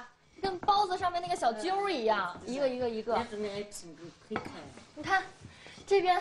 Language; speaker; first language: Chinese; native; Chinese